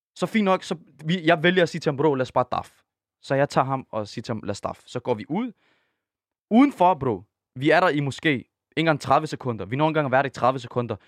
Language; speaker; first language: Danish; early bilingual, other home language; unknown